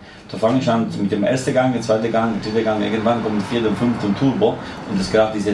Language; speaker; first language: German; non-native, fluent; Italian